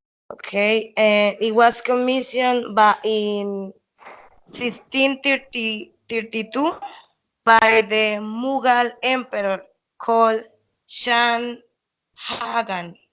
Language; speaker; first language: English; non-native, learner; Spanish